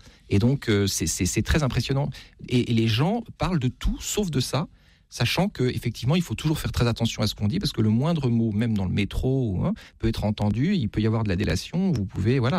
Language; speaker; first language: French; native; French